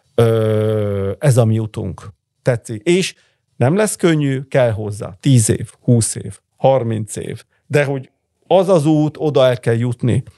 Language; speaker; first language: Hungarian; early bilingual, heritage; Italian